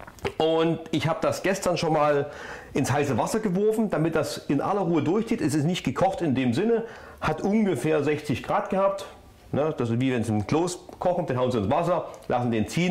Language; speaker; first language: German; native; German